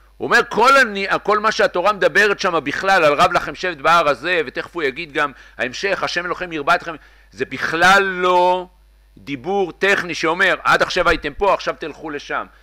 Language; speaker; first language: Hebrew; native; Hebrew